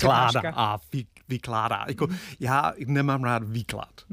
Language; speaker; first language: Czech; non-native, fluent; English